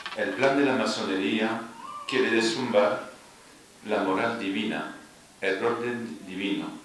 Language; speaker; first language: Spanish; early bilingual, heritage; French